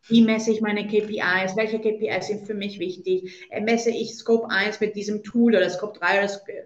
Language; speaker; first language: German; non-native, fluent; Spanish